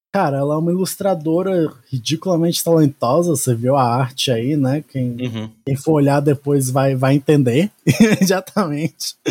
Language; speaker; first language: Portuguese; native; Portuguese